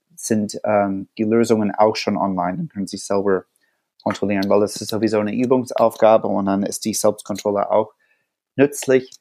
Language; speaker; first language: German; non-native, fluent; English